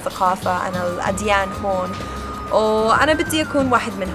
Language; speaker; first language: Arabic; non-native, learner; English